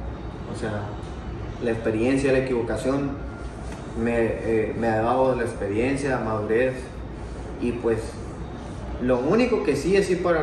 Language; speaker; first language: Spanish; native; Spanish